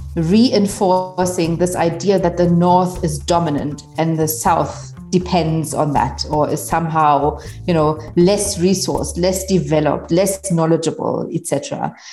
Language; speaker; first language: English; non-native, fluent; German